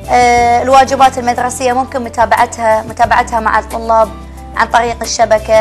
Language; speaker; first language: Arabic; native; Arabic